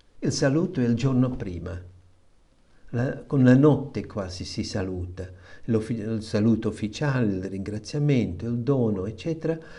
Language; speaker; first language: Italian; non-native, fluent; German